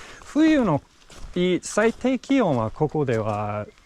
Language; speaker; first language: Japanese; non-native, learner; English